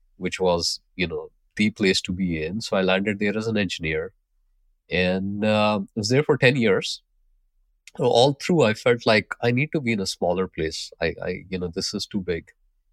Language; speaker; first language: English; non-native, local second language; Hindi